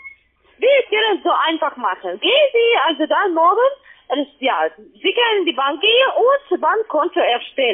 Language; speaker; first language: German; non-native, fluent; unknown